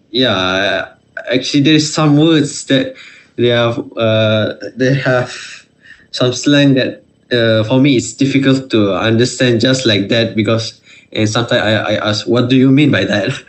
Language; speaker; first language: English; non-native, fluent; Malay